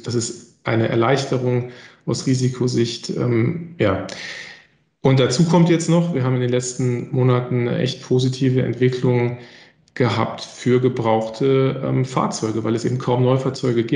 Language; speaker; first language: German; native; German